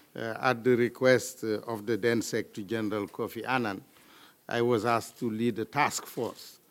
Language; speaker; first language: English; non-native, fluent; French